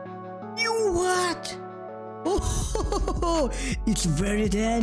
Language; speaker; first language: English; non-native, learner; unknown